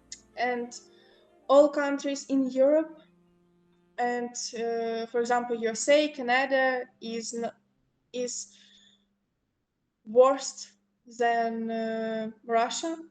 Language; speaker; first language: English; non-native, local second language; Ukrainian